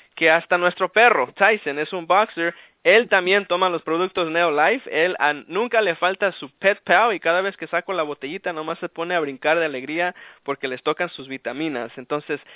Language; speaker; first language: Spanish; early bilingual, heritage; Spanish